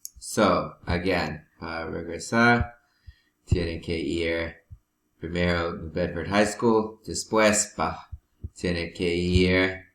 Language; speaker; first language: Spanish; non-native, learner; English